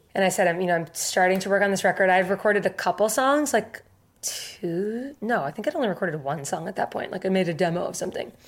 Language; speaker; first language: English; native; English